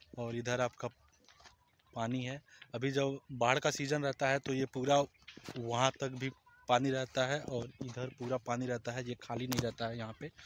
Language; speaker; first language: Hindi; native; Hindi